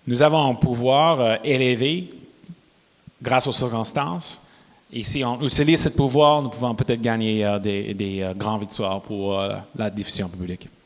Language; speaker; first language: French; non-native, local second language; English